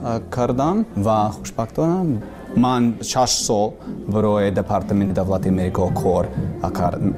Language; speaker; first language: Persian; non-native, learner; English